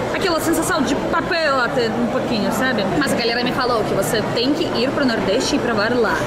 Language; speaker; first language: Portuguese; non-native, fluent; Russian